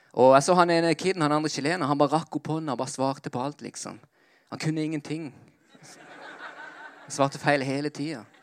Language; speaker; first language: Norwegian; early bilingual, other home language; Spanish